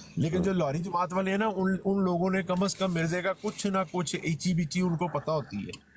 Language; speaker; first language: Urdu; non-native, local second language; Punjabi